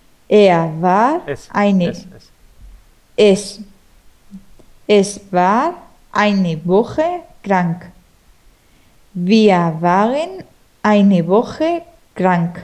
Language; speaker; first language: German; non-native, learner; Spanish